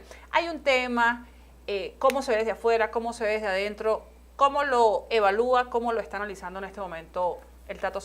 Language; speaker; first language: Spanish; native; Spanish